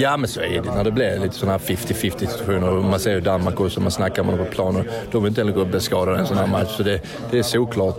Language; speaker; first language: Swedish; native; Swedish